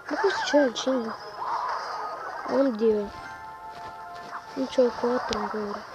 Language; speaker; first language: Italian; native; Italian